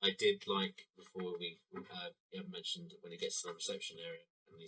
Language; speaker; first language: English; native; English